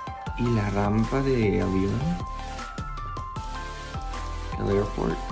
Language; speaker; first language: Spanish; non-native, fluent; Filipino